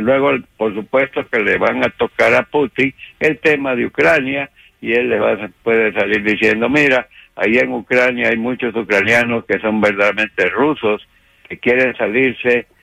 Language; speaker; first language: Spanish; native; Spanish